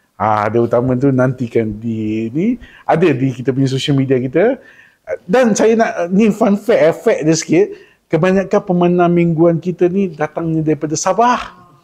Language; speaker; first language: Malay; native; Malay